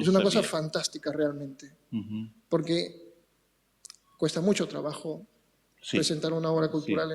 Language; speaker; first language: Spanish; native; Spanish